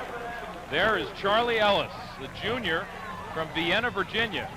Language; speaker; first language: English; native; English